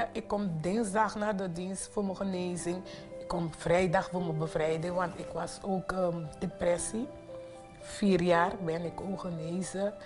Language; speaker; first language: Dutch; non-native, local second language; Papiamento